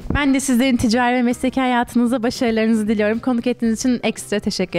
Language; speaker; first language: Turkish; native; Turkish